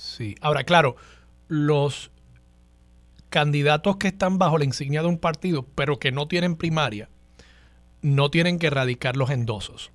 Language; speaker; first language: Spanish; native; Spanish